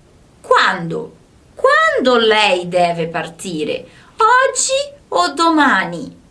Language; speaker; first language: Italian; non-native, fluent; Portuguese